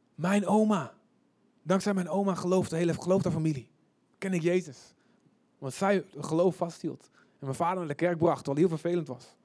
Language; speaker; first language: Dutch; early bilingual, other home language; Indonesian